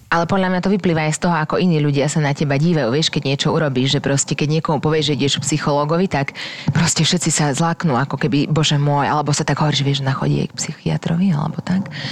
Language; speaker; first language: Slovak; native; Slovak